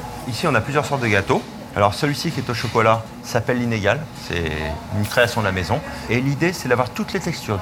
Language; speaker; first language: French; native; French